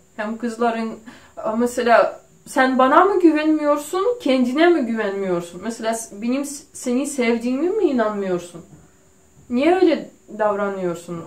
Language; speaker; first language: Turkish; non-native, fluent; Russian